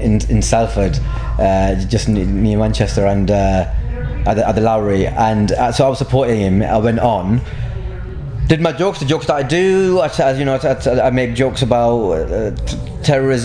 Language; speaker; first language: English; native; English